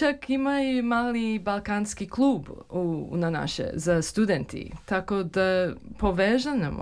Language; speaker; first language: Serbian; early bilingual, heritage; English